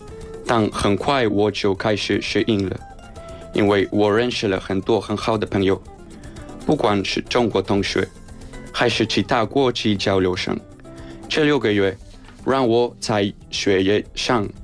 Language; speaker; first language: Chinese; non-native, fluent; Spanish